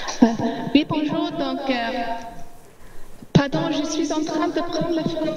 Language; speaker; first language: French; non-native, learner; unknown